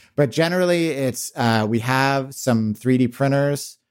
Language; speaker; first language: English; native; English